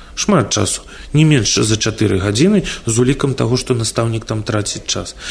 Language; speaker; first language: Belarusian; non-native, local second language; Russian